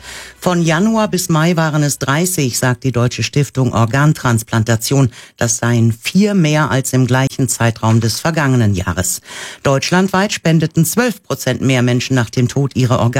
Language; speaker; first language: German; native; German